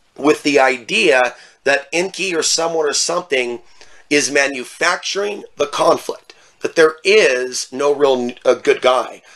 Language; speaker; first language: English; native; English